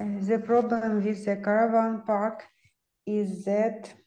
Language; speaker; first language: English; non-native, learner; Ukrainian